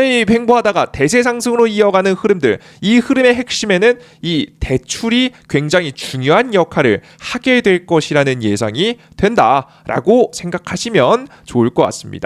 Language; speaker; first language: Korean; native; Korean